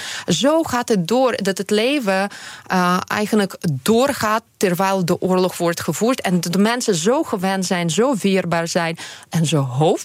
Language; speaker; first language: Dutch; non-native, fluent; Ukrainian